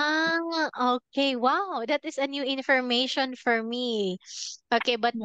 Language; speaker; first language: English; non-native, fluent; Filipino